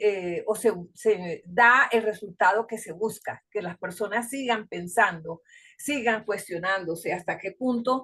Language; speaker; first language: Spanish; native; Spanish